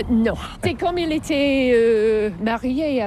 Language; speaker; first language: French; non-native, learner; English